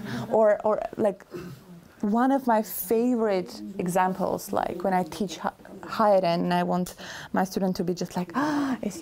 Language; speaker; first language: English; non-native, fluent; Armenian